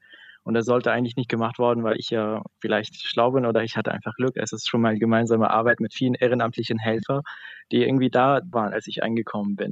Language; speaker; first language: German; non-native, fluent; Arabic